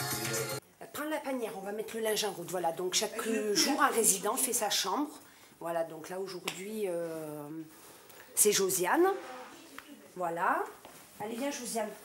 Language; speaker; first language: French; native; French